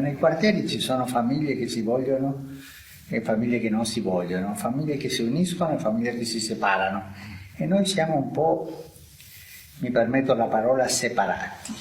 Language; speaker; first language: Italian; non-native, fluent; Spanish